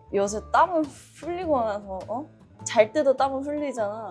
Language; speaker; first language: Korean; non-native, fluent; Japanese